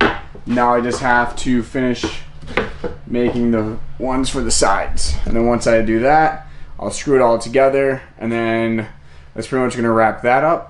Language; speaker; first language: English; native; English